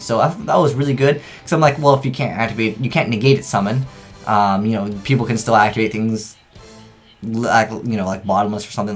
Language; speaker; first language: English; native; English